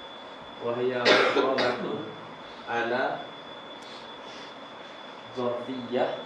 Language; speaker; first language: Arabic; non-native, fluent; Malay